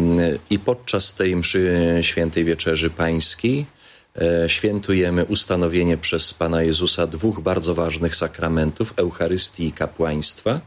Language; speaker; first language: Polish; native; Polish